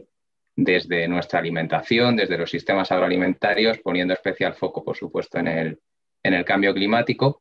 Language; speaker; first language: Spanish; native; Spanish